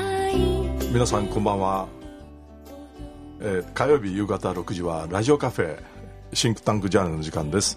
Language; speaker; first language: Japanese; native; Japanese